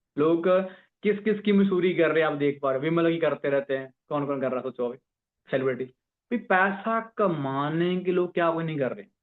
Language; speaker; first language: Hindi; non-native, local second language; Punjabi